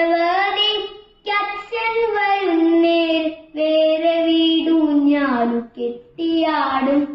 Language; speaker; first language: Malayalam; native; Malayalam